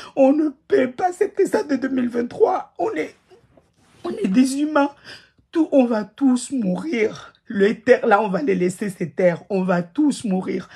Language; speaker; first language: French; non-native, local second language; Ngazidja Comorian